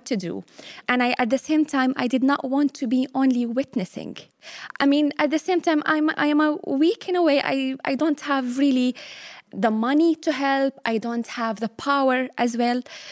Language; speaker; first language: English; non-native, fluent; Arabic